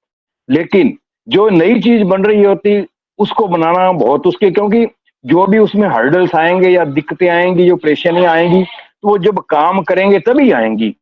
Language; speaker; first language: Hindi; native; Hindi